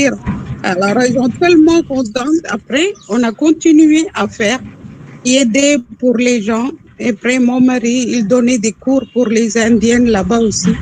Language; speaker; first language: French; non-native, local second language; Tamil